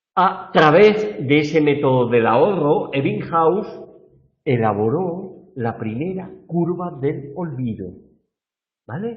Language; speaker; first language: Spanish; native; Spanish